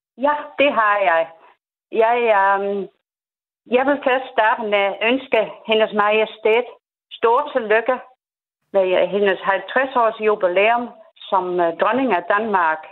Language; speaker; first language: Danish; non-native, fluent; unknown